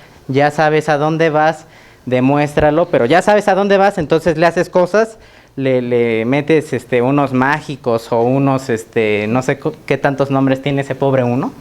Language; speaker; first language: Spanish; native; Spanish